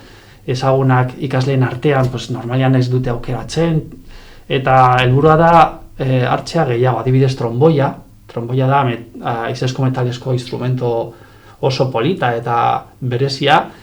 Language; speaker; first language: Basque; non-native, local second language; Spanish